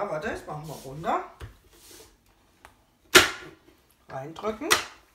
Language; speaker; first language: German; native; German